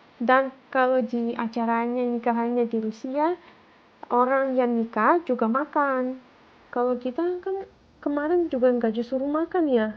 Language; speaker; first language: Indonesian; non-native, fluent; Russian